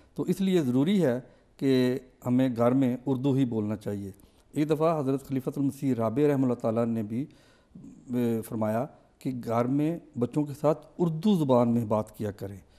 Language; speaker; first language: Urdu; native; Urdu